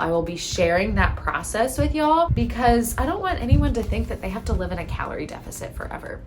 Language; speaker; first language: English; native; English